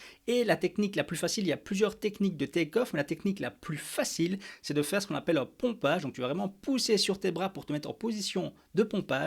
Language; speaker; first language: French; native; French